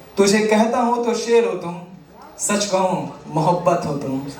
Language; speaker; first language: Hindi; native; Hindi